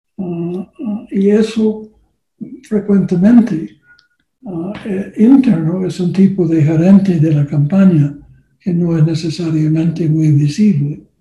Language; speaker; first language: Spanish; non-native, learner; English